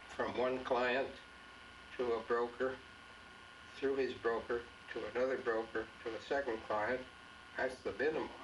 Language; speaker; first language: English; native; English